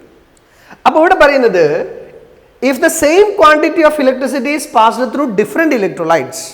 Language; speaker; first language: Malayalam; native; Malayalam